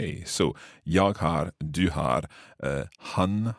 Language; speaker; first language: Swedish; non-native, learner; English